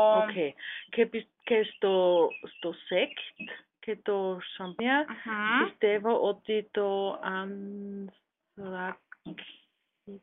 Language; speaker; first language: Greek; non-native, learner; German